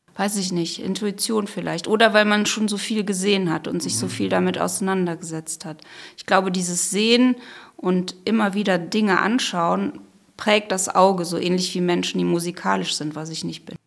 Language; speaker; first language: German; native; German